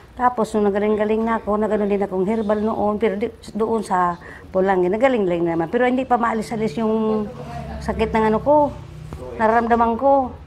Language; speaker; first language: Filipino; non-native, local second language; Bikol